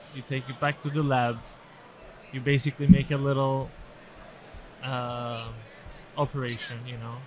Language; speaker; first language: English; non-native, fluent; Turkish